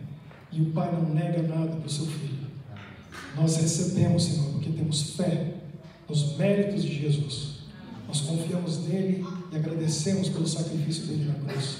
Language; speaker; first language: Portuguese; native; Portuguese